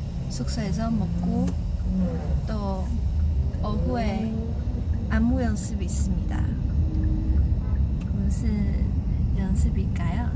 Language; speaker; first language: Korean; non-native, fluent; Chinese